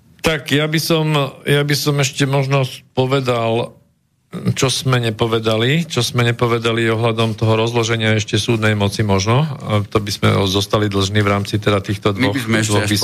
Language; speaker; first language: Slovak; native; Slovak